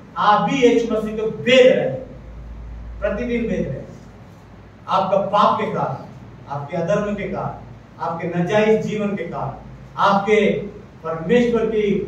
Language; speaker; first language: Hindi; non-native, local second language; Malayalam